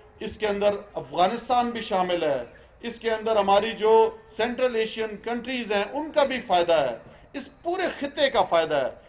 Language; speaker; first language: Urdu; non-native, local second language; Pashto